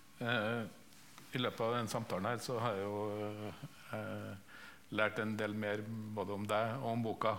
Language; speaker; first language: Norwegian; native; Norwegian